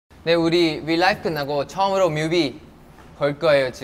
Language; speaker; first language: Korean; non-native, fluent; Thai